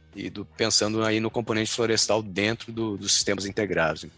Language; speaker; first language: Portuguese; native; Portuguese